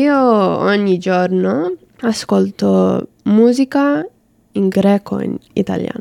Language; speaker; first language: Italian; non-native, learner; English